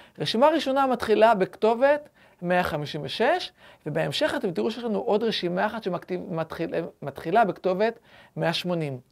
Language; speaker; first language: Hebrew; native; Hebrew